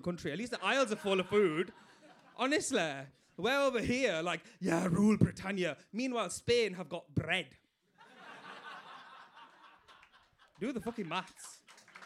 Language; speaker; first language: English; native; English